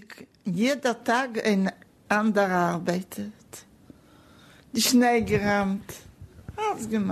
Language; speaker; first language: German; non-native, learner; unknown